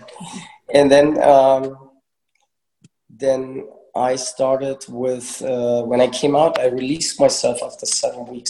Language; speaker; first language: English; early bilingual, other home language; German